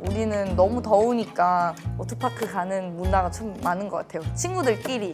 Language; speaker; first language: Korean; non-native, fluent; Thai